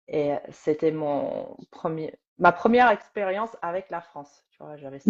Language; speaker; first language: French; native; French